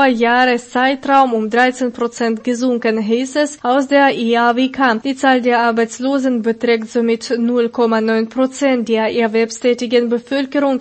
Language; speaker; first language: German; non-native, fluent; Russian